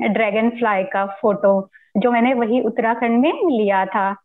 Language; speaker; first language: Hindi; non-native, local second language; Marathi